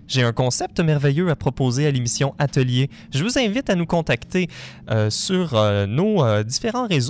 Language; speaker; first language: French; native; French